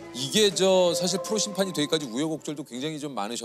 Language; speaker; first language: Korean; native; Korean